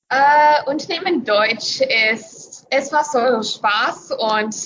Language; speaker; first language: German; non-native, learner; English